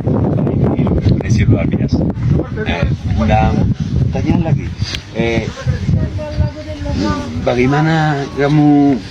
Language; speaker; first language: Indonesian; non-native, learner; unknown